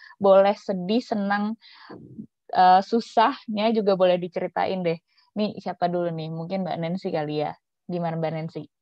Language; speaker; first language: Indonesian; native; Indonesian